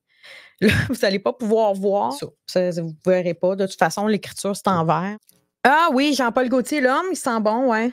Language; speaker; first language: French; native; French